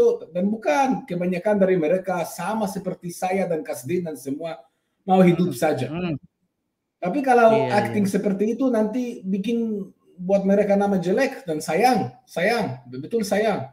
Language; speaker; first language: Indonesian; non-native, fluent; Hebrew